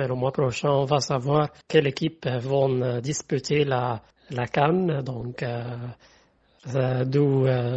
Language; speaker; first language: French; non-native, fluent; Arabic